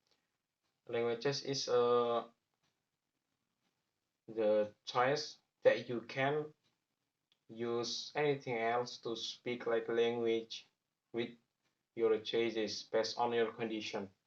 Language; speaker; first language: English; non-native, learner; Javanese